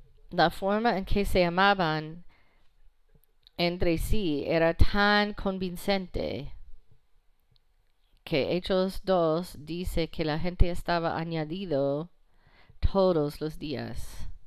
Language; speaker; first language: Spanish; non-native, fluent; English